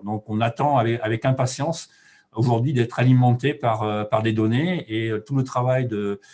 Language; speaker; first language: French; native; French